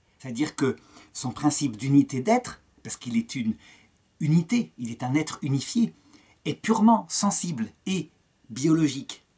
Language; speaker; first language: French; native; French